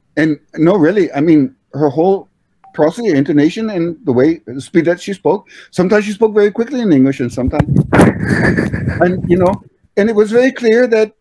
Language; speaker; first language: English; native; English